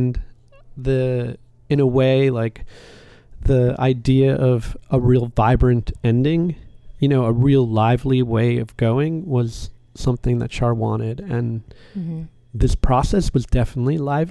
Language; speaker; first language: English; native; English